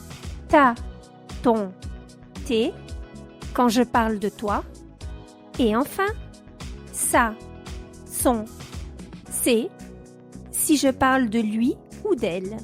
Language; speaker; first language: French; non-native, fluent; Spanish